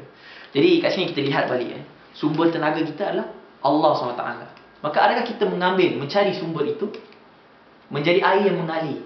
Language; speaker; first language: Malay; native; Malay